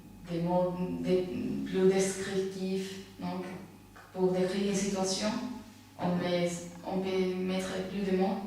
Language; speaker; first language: French; non-native, fluent; Spanish